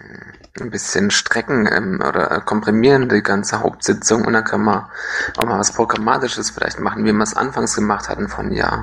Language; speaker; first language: German; native; German